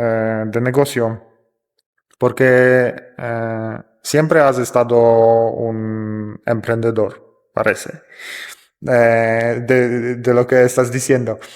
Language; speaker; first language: Spanish; non-native, fluent; Polish